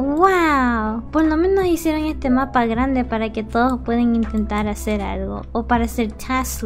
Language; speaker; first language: Spanish; early bilingual, heritage; Spanish